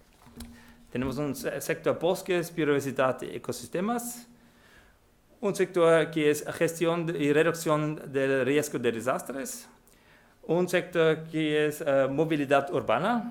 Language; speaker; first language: Spanish; non-native, fluent; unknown